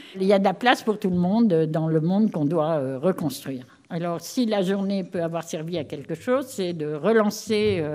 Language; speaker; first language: French; native; French